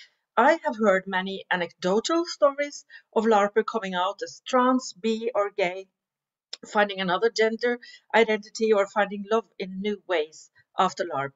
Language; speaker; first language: English; non-native, fluent; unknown